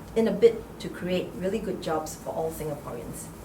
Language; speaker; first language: English; non-native, local second language; Chinese